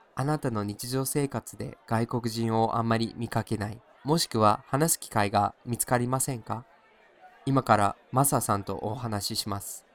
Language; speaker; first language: Japanese; non-native, fluent; English